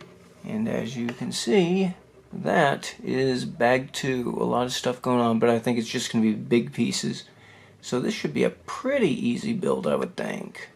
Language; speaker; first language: English; native; English